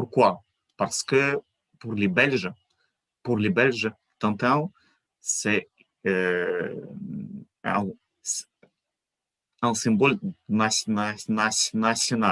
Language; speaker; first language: French; non-native, fluent; Ukrainian